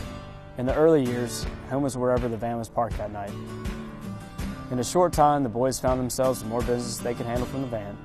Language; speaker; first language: English; native; English